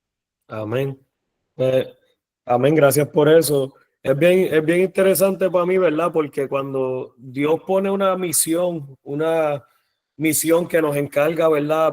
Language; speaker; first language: Spanish; native; Spanish